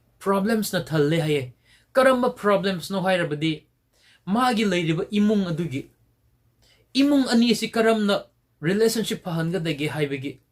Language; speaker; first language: Manipuri; non-native, local second language; Tangkhul Naga (India)